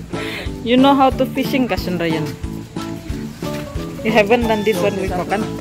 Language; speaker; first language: English; non-native, local second language; Malay